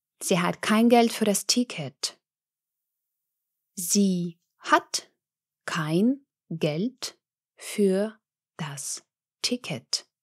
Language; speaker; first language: German; non-native, fluent; Russian